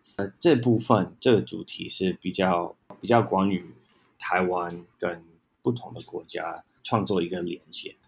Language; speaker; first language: Chinese; non-native, fluent; English